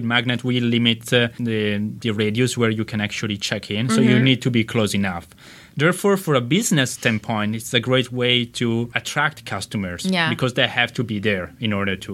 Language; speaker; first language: English; non-native, fluent; Italian